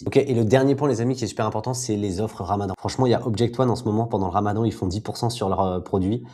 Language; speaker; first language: French; native; French